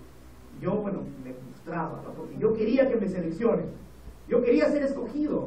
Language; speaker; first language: Spanish; native; Spanish